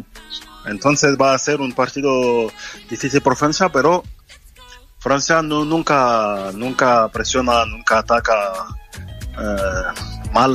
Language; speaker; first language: Spanish; non-native, fluent; French